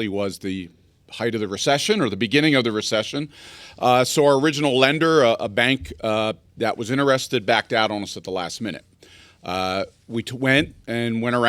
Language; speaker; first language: English; native; English